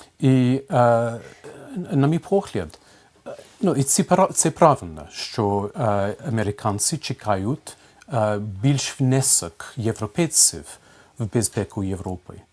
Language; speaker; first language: Ukrainian; non-native, fluent; English